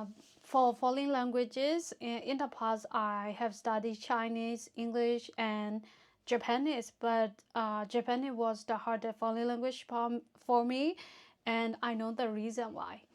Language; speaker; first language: English; non-native, fluent; Burmese